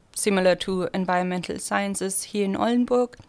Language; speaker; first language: English; non-native, fluent; German